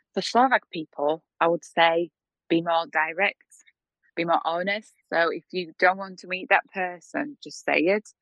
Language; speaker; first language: English; non-native, fluent; Polish